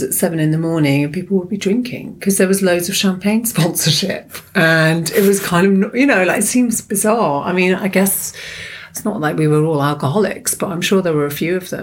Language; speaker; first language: English; native; English